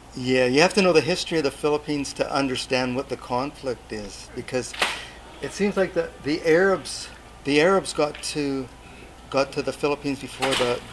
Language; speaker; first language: English; native; English